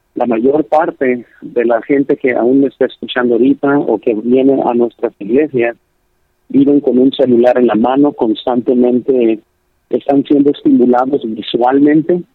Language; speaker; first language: Spanish; early bilingual, heritage; Spanish